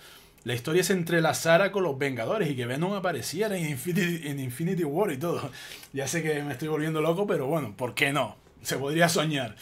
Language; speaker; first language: Spanish; native; Spanish